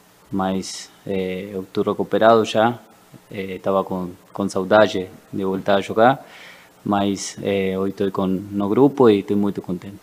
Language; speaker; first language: Portuguese; non-native, learner; Spanish